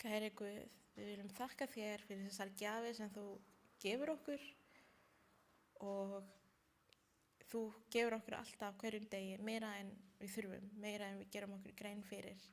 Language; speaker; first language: Icelandic; non-native, learner; Spanish